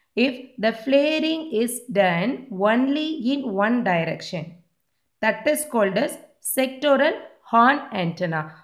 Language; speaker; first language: English; non-native, local second language; Tamil